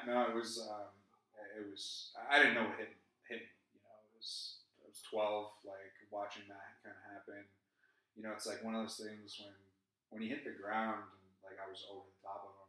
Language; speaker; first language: English; native; English